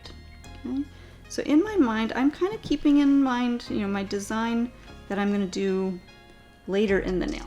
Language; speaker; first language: English; native; English